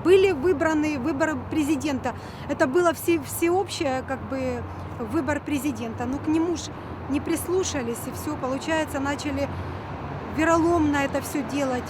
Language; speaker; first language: Russian; native; Russian